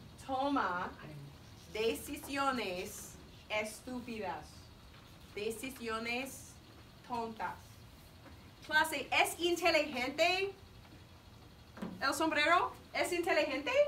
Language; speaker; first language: Spanish; non-native, fluent; English